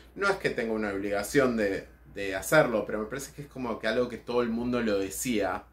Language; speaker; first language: Spanish; native; Spanish